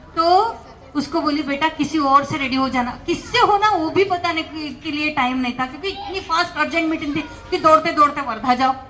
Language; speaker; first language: Hindi; non-native, local second language; Marathi